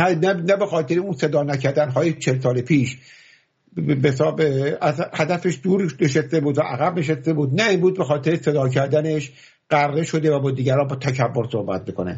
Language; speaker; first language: Persian; native; Persian